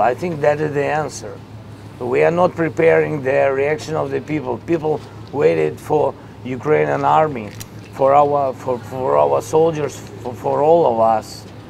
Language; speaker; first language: English; non-native, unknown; Russian